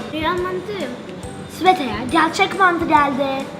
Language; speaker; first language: Turkish; non-native, learner; English